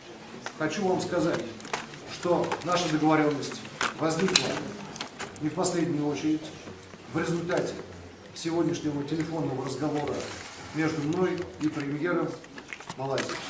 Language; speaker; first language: Russian; native; Russian